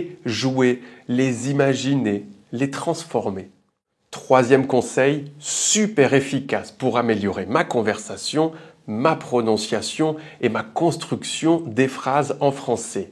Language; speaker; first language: French; native; French